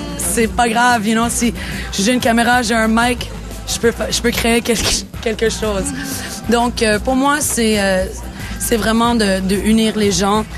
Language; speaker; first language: French; non-native, local second language; English